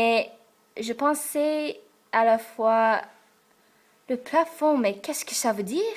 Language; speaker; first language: French; non-native, fluent; English